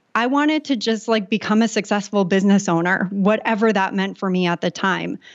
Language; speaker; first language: English; native; English